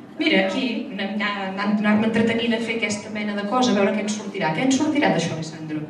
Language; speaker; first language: Catalan; native; Catalan